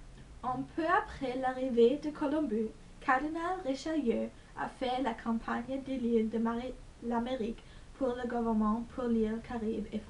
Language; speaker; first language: French; non-native, learner; English